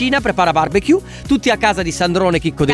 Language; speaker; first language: Italian; native; Italian